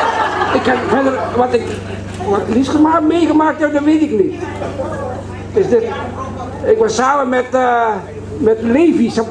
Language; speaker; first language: Dutch; early bilingual, other home language; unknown